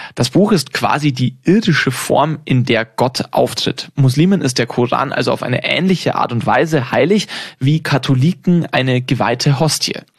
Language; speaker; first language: German; native; German